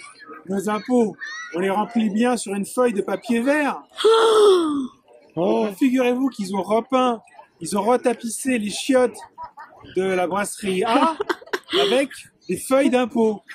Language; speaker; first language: French; native; French